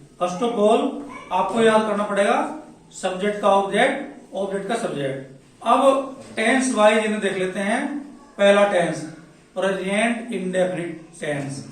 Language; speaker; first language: Hindi; native; Hindi